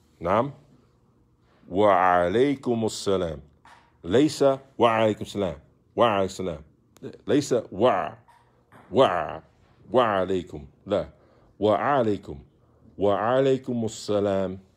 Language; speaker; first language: Arabic; non-native, fluent; English